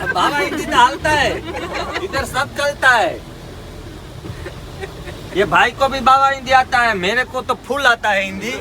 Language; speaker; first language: Hindi; non-native, local second language; Gujarati